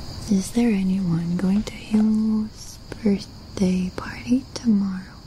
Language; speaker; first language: English; non-native, fluent; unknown